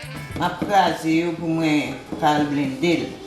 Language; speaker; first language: French; non-native, local second language; Haitian Creole